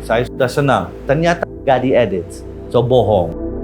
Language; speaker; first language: Indonesian; non-native, learner; Dutch